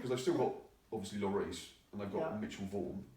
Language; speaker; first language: English; native; English